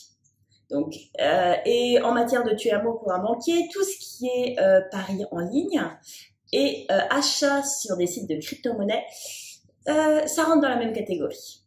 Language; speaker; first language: French; native; French